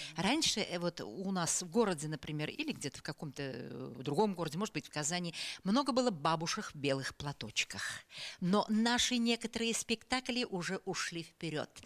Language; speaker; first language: Russian; native; Russian